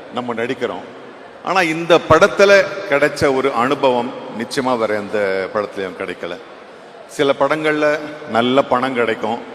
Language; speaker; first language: Tamil; native; Tamil